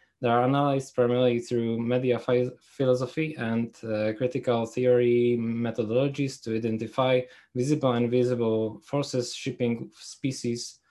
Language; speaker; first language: English; non-native, fluent; Polish